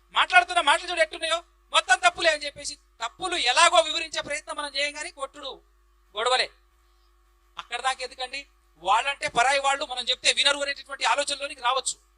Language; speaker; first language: Telugu; native; Telugu